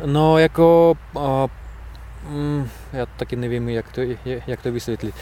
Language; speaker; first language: Czech; non-native, fluent; Russian